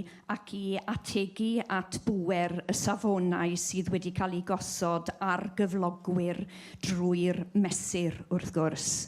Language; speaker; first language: Welsh; native; Welsh